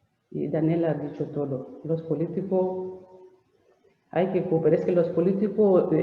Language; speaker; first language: Spanish; non-native, learner; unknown